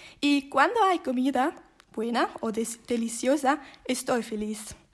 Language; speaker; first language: Spanish; non-native, learner; Swiss German